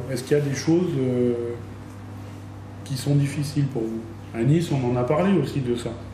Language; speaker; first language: French; native; French